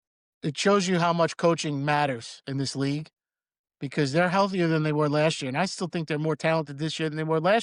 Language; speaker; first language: English; native; English